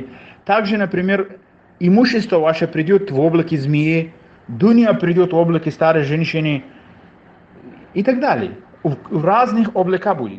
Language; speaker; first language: Russian; non-native, fluent; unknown